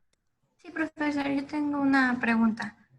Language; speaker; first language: Spanish; native; Spanish